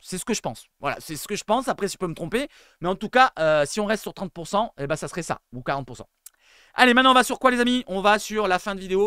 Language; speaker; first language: French; native; French